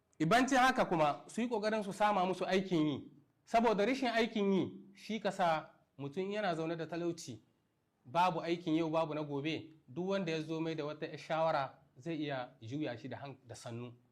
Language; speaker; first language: Hausa; non-native, local second language; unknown